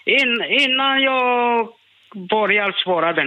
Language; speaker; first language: Swedish; non-native, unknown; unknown